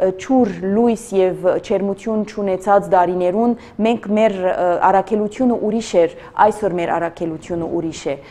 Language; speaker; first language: Armenian; early bilingual, heritage; Armenian